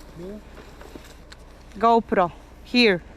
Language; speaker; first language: English; non-native, learner; Polish